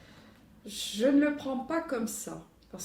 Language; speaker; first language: French; non-native, local second language; Arabic